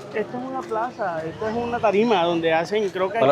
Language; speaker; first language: Spanish; native; Spanish